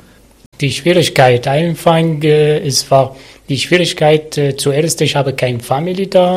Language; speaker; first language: German; non-native, learner; Arabic